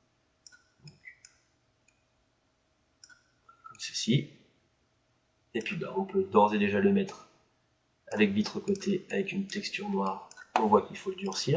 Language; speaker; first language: French; native; French